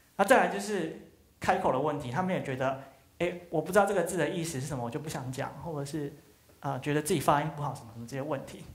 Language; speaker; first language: Chinese; native; Chinese